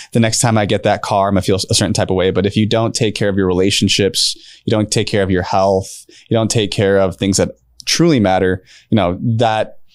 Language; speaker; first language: English; native; English